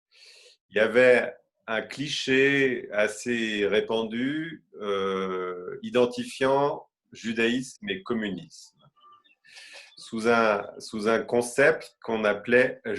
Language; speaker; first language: French; native; French